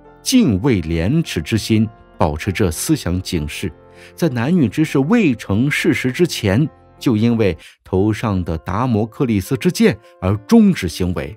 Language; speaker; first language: Chinese; native; Chinese